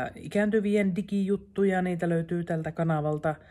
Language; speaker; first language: Finnish; native; Finnish